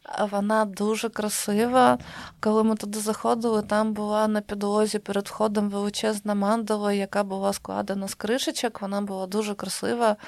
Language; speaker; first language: Ukrainian; non-native, local second language; Russian